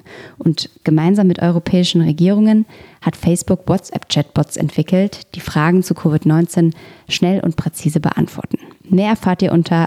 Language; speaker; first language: German; native; German